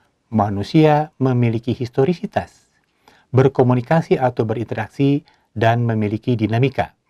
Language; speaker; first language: Indonesian; native; Indonesian